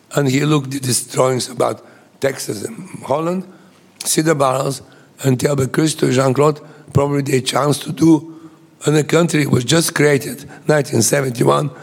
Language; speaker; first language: English; non-native, fluent; Bulgarian